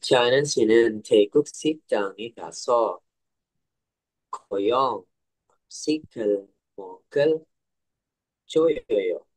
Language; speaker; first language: Korean; non-native, learner; Indonesian